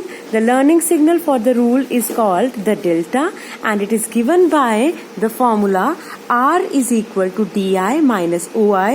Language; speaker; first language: English; non-native, local second language; Hindi